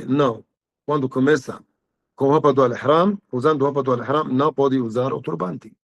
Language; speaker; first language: Portuguese; non-native, fluent; Arabic